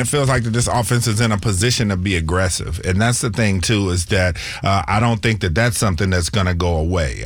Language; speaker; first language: English; native; English